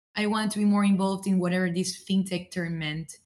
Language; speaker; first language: English; non-native, fluent; Spanish